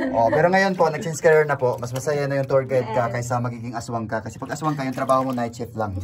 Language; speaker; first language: Filipino; non-native, local second language; Cebuano